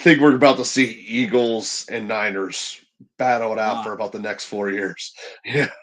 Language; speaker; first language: English; native; English